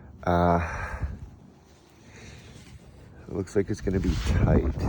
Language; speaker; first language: English; native; English